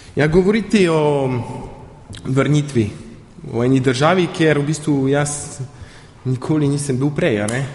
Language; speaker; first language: Slovenian; early bilingual, heritage; Slovenian